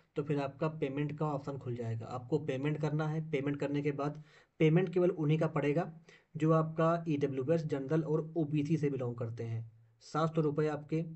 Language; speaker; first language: Hindi; native; Hindi